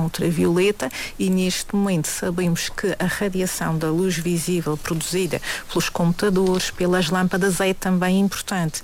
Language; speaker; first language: Portuguese; native; Portuguese